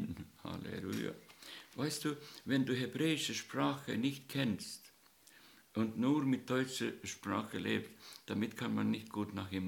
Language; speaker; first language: German; non-native, learner; Estonian